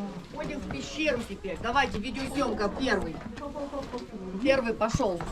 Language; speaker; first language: Russian; native; Russian